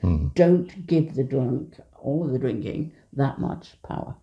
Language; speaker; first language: English; native; English